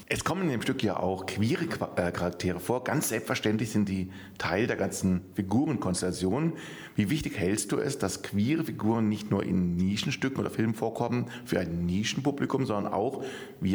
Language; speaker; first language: German; native; German